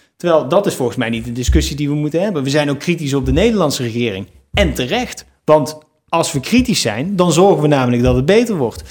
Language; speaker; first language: Dutch; native; Dutch